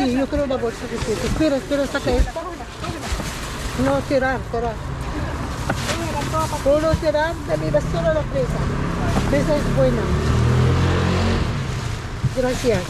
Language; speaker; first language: Spanish; non-native, learner; Filipino